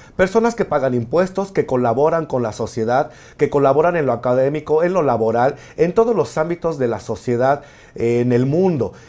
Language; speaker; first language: Spanish; native; Spanish